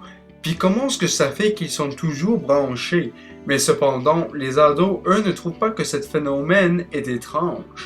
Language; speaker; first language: French; non-native, learner; English